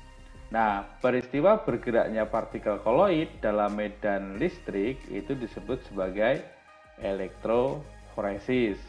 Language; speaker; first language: Indonesian; native; Indonesian